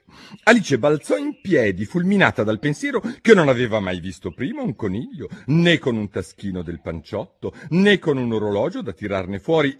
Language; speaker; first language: Italian; native; Italian